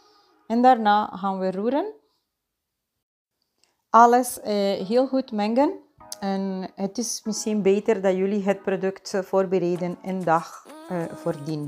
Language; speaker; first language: Dutch; non-native, fluent; Spanish